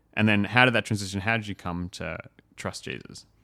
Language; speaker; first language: English; native; English